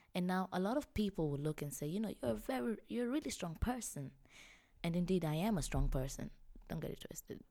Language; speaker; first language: English; non-native, local second language; Swahili